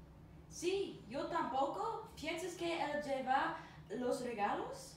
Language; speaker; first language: Spanish; non-native, learner; English